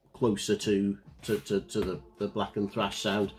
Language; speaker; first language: English; native; English